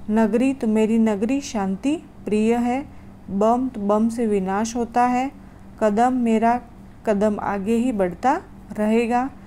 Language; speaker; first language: Hindi; non-native, local second language; Gujarati